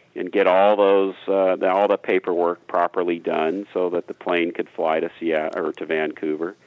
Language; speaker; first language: English; native; English